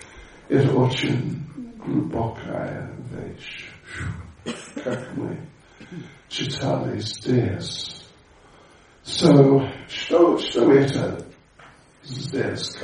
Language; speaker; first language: Russian; non-native, learner; English